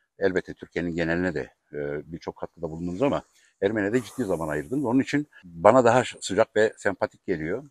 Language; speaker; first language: Turkish; native; Turkish